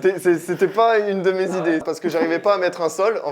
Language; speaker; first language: French; native; French